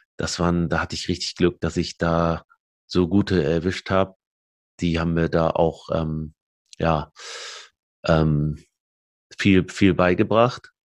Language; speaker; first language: German; early bilingual, other home language; Arabic